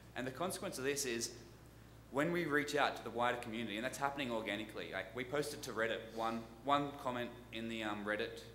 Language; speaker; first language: English; native; English